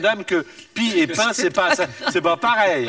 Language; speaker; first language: French; native; French